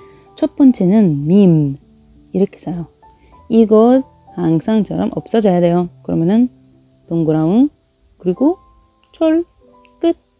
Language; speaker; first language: Korean; non-native, fluent; Arabic